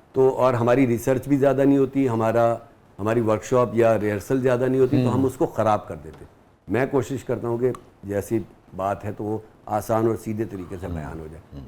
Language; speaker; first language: Urdu; non-native, local second language; Punjabi